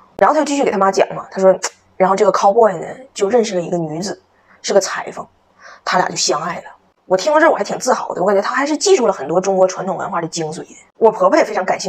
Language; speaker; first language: Chinese; native; Chinese